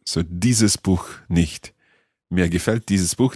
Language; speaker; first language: German; non-native, learner; English